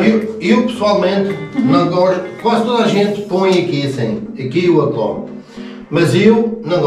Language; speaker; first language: Portuguese; native; Portuguese